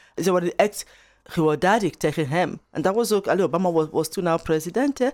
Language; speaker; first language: Dutch; non-native, fluent; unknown